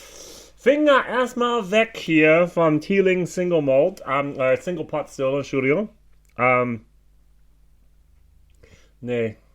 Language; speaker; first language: German; non-native, fluent; English